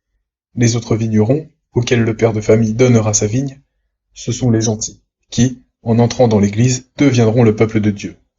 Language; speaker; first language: French; native; French